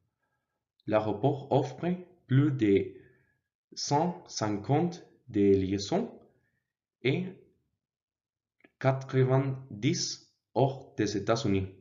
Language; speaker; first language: French; non-native, learner; Spanish